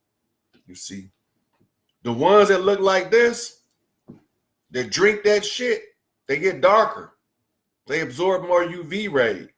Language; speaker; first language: English; native; English